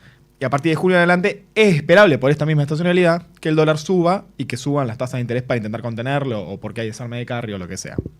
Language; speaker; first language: Spanish; native; Spanish